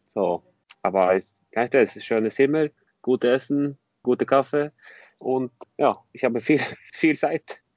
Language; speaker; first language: German; non-native, fluent; Norwegian